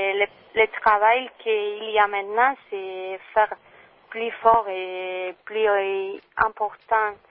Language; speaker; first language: French; non-native, learner; Spanish